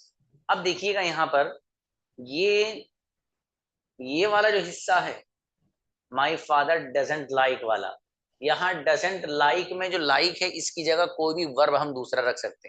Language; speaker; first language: Hindi; native; Hindi